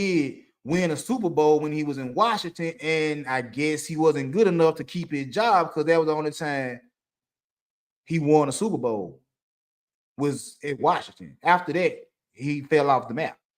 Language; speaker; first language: English; native; English